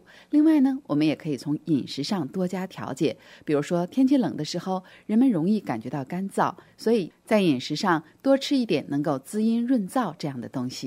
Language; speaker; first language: Chinese; native; Chinese